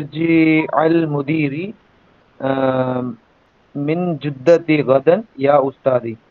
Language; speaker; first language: Arabic; non-native, learner; Tamil